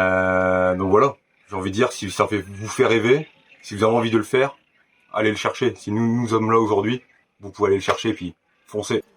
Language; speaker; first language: French; native; French